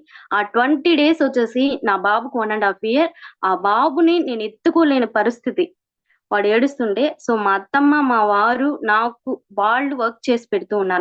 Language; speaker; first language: Telugu; native; Telugu